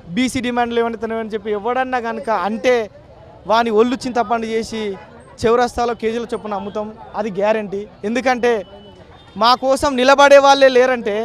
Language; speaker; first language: Telugu; native; Telugu